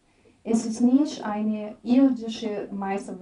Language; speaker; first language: German; non-native, fluent; Portuguese